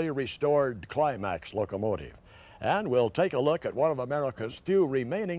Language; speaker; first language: English; native; English